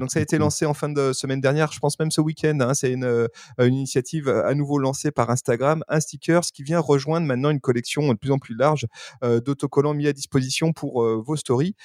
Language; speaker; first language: French; native; French